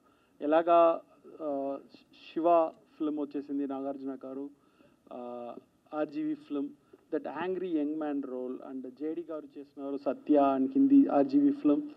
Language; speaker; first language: Telugu; non-native, learner; Tamil